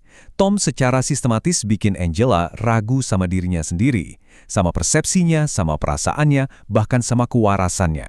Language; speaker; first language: Indonesian; native; Indonesian